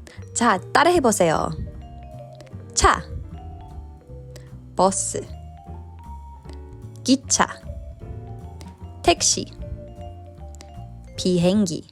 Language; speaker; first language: Korean; non-native, fluent; English